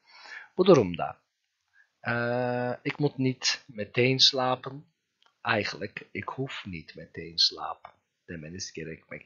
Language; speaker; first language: Dutch; non-native, fluent; Turkish